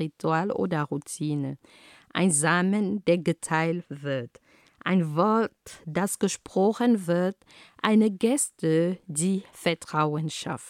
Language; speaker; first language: German; non-native, fluent; Ghomala